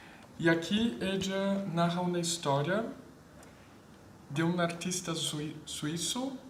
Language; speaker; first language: Spanish; non-native, fluent; Portuguese